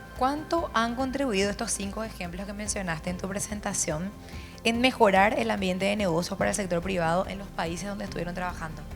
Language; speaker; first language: Spanish; native; Spanish